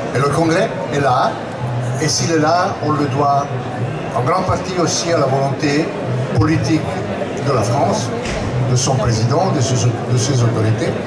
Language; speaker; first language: French; non-native, local second language; German